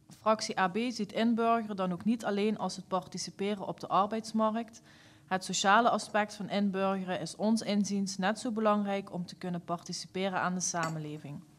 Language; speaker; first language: Dutch; native; Dutch